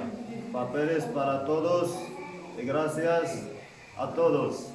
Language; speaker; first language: Spanish; non-native, learner; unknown